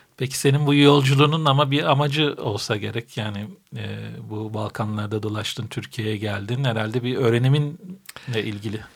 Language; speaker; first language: Turkish; native; Turkish